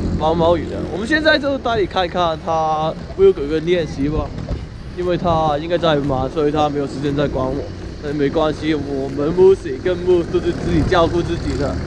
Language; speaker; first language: Chinese; non-native, local second language; Cantonese